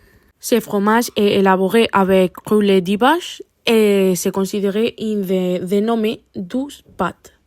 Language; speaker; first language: French; non-native, learner; Spanish